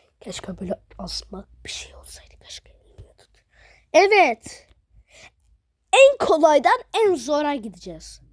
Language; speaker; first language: Turkish; early bilingual, other home language; Arabic